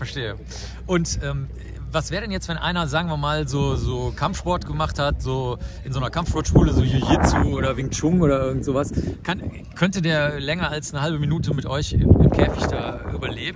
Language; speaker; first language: German; native; German